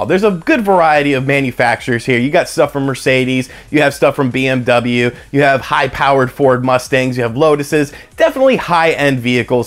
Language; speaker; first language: English; native; English